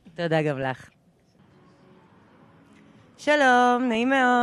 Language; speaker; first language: Hebrew; native; Hebrew